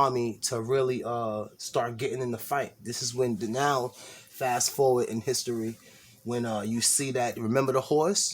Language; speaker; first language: English; native; English